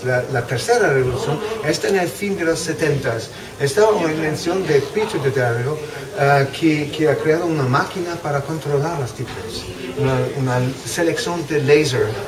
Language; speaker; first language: Spanish; non-native, fluent; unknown